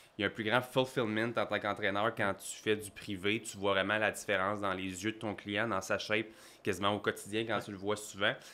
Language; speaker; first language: French; native; French